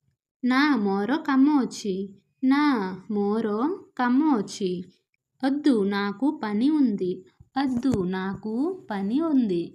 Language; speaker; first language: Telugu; non-native, fluent; Odia